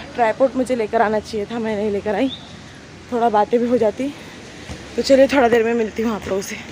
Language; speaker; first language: Hindi; non-native, local second language; Urdu